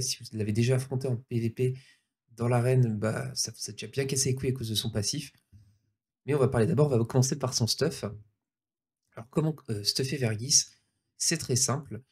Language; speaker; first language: French; native; French